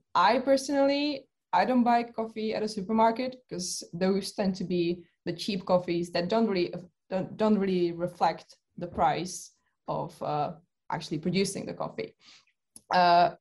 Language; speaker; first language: English; non-native, fluent; Czech